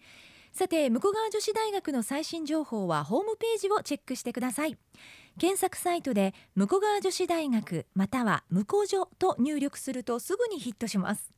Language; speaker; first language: Japanese; native; Japanese